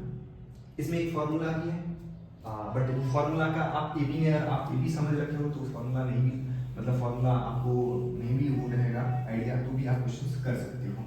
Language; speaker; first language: Hindi; native; Hindi